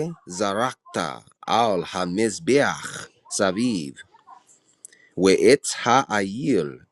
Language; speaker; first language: Hebrew; non-native, learner; English